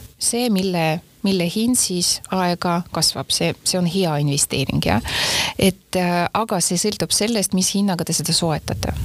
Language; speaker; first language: Estonian; non-native, local second language; Russian